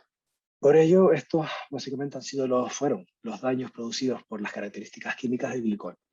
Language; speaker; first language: Spanish; native; Spanish